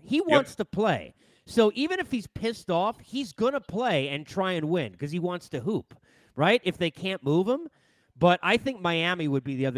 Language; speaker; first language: English; native; English